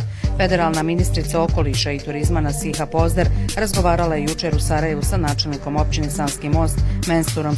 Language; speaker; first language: Bosnian; native; Bosnian